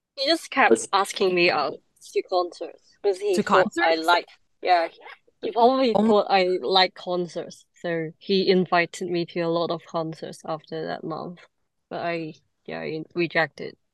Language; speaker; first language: English; non-native, local second language; Cantonese